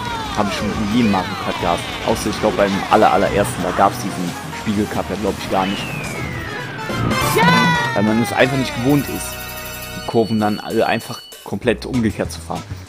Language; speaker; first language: German; native; German